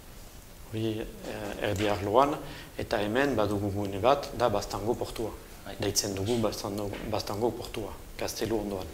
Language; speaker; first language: Basque; native; Basque